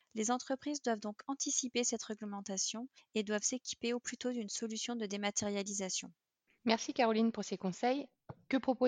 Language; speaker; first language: French; native; French